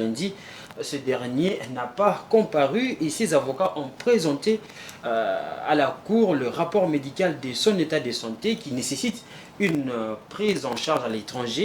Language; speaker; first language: French; native; French